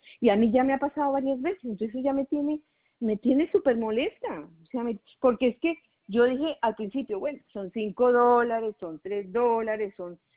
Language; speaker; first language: Spanish; native; Spanish